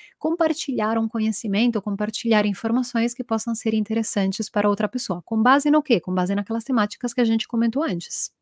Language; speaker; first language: Portuguese; non-native, fluent; Italian